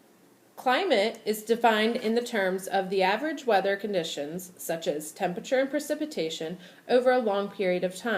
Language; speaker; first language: English; native; English